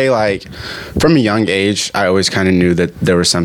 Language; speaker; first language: English; early bilingual, other home language; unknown